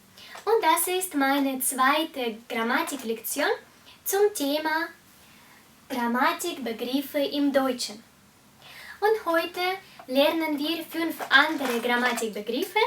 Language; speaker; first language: German; non-native, fluent; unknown